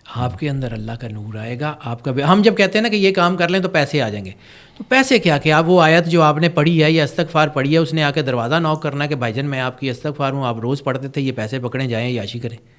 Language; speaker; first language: Urdu; non-native, local second language; Punjabi